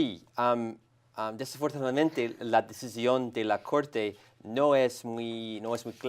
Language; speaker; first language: Spanish; non-native, learner; English